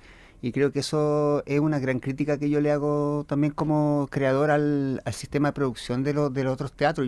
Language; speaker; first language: Spanish; native; Spanish